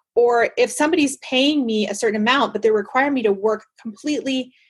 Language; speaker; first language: English; early bilingual, other home language; Spanish